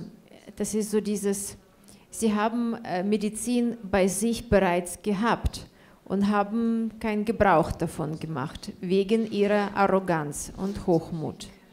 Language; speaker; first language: German; non-native, fluent; Russian